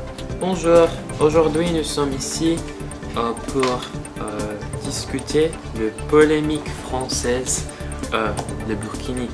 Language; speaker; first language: French; non-native, learner; English